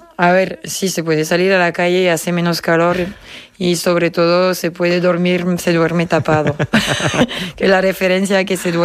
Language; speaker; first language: Spanish; non-native, fluent; French